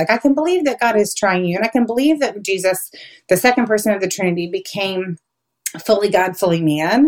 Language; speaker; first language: English; native; English